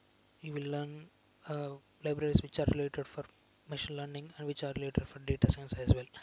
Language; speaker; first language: English; non-native, local second language; Telugu